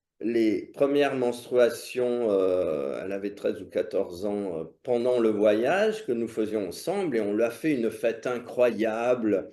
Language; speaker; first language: French; native; French